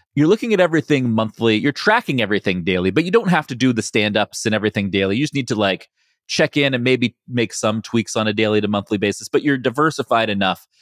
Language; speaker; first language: English; native; English